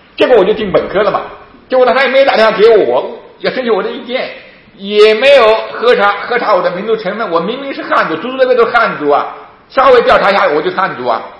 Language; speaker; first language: Chinese; native; Chinese